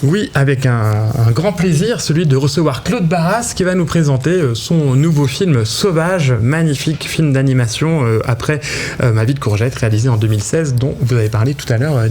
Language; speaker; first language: French; native; French